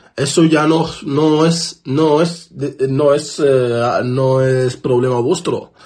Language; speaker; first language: Spanish; non-native, fluent; Arabic